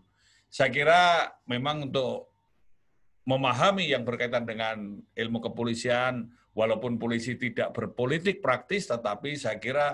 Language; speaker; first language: Indonesian; native; Indonesian